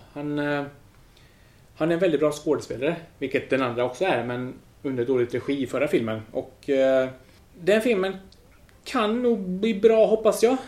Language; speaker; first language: Swedish; early bilingual, other home language; Spanish